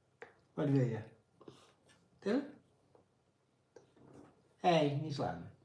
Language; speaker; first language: Dutch; non-native, fluent; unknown